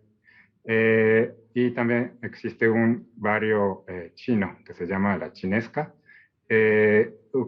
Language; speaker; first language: Spanish; non-native, fluent; Japanese